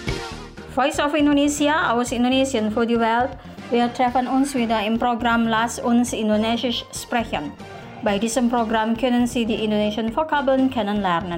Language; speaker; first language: German; non-native, fluent; Indonesian